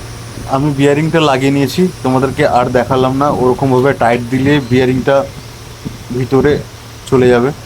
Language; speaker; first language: Bangla; native; Bangla